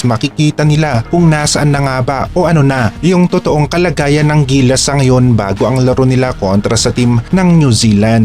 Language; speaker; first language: Filipino; native; Filipino